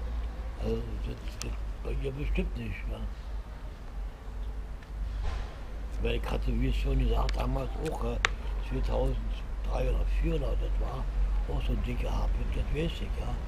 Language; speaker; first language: German; native; German